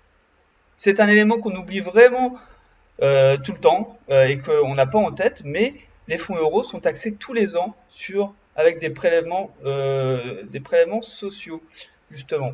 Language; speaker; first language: French; native; French